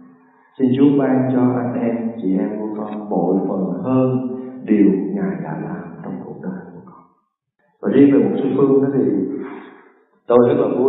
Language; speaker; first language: Vietnamese; native; Vietnamese